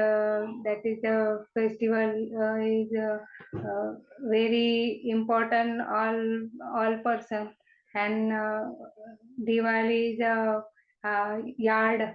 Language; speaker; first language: English; non-native, learner; Kannada